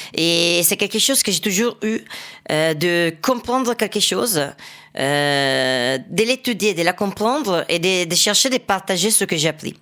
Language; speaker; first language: French; non-native, fluent; Italian